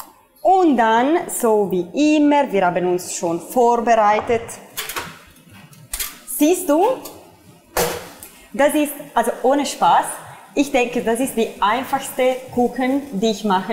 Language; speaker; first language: German; non-native, fluent; Italian